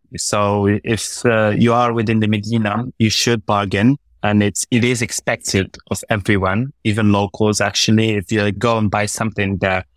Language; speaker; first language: English; non-native, fluent; Arabic